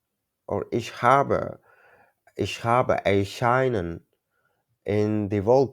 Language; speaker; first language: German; non-native, learner; Turkish